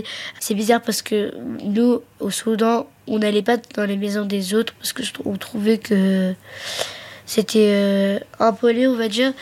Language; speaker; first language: French; early bilingual, other home language; Arabic